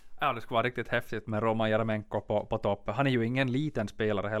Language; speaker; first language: Swedish; native; Swedish